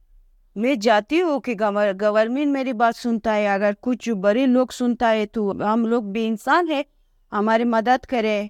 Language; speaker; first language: Hindi; non-native, learner; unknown